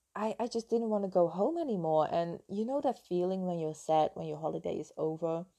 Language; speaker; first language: English; non-native, fluent; Dutch